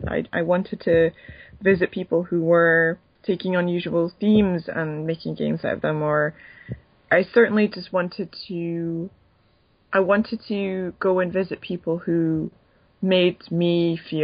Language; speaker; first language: English; native; English